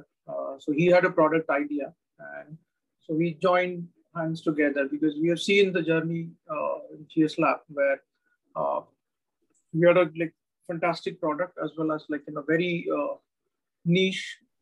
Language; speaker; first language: English; non-native, local second language; Marathi